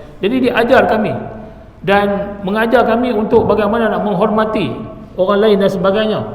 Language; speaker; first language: Malay; non-native, local second language; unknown